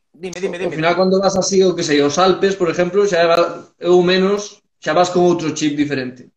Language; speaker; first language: Galician; early bilingual, heritage; Galician